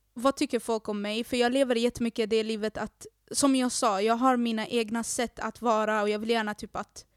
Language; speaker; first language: Swedish; native; Swedish